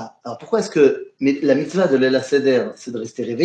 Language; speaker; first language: French; native; French